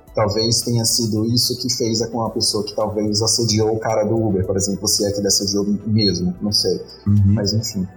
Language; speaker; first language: Portuguese; native; Portuguese